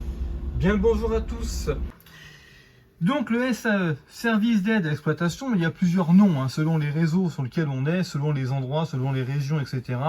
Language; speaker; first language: French; native; French